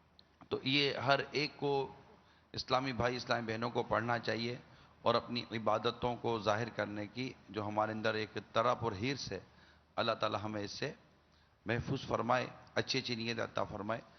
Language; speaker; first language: Urdu; native; Urdu